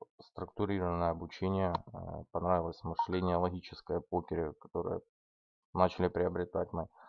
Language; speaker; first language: Russian; native; Russian